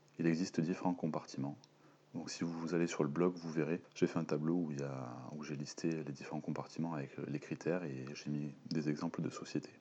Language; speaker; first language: French; native; French